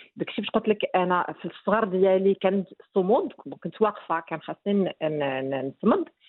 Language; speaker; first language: French; non-native, local second language; Arabic